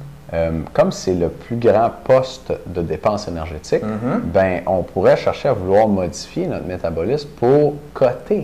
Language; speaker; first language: French; native; French